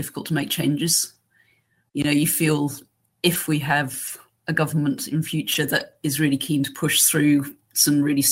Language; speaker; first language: English; native; English